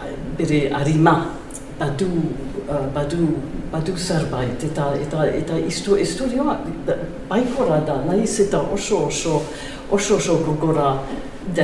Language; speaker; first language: Basque; non-native, learner; English